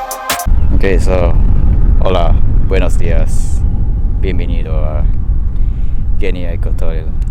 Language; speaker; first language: Spanish; non-native, learner; Japanese